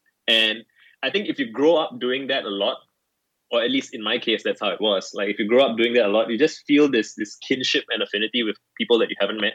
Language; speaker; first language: English; native; English